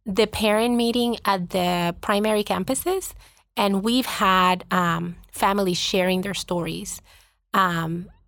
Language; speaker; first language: English; non-native, fluent; Spanish